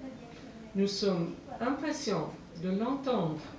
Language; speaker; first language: French; non-native, fluent; Persian